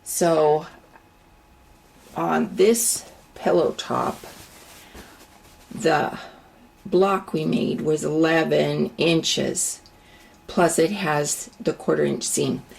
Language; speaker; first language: English; native; English